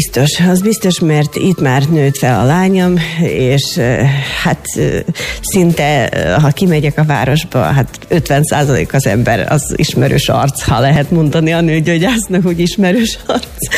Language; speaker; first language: Hungarian; non-native, fluent; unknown